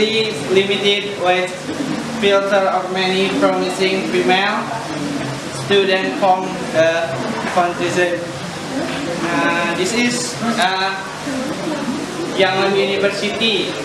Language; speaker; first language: English; non-native, learner; Indonesian